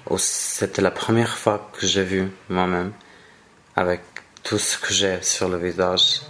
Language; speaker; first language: French; non-native, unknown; Arabic